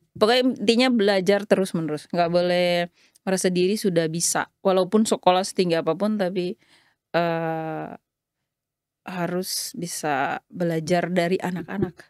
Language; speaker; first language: Indonesian; native; Indonesian